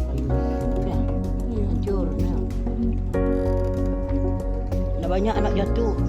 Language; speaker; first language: Indonesian; non-native, local second language; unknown